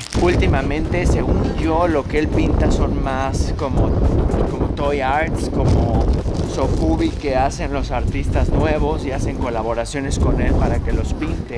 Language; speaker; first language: Spanish; native; Spanish